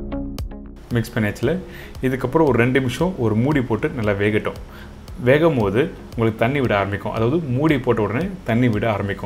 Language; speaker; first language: Tamil; native; Tamil